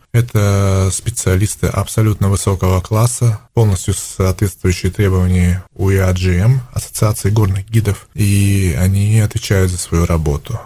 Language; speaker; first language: Russian; native; Russian